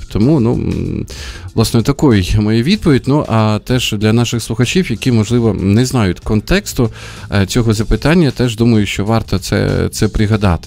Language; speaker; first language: Ukrainian; native; Ukrainian